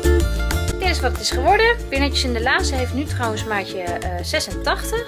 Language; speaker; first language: Dutch; native; Dutch